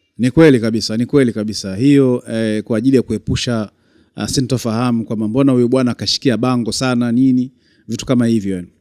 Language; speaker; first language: Swahili; native; Swahili